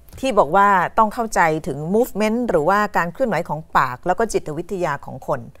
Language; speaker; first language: Thai; native; Thai